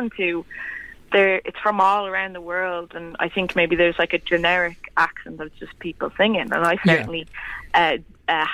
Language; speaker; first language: English; native; English